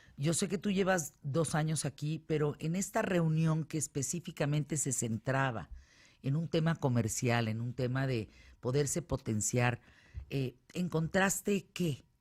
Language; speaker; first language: Spanish; native; Spanish